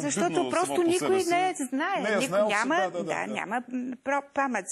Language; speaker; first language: Bulgarian; native; Bulgarian